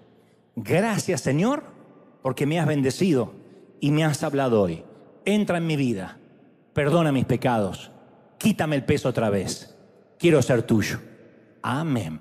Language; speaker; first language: Spanish; native; Spanish